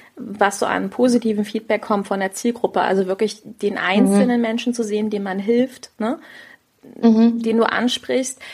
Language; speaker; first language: German; native; German